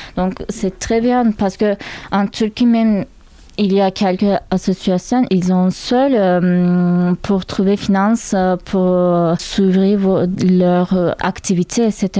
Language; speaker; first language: French; non-native, learner; Turkish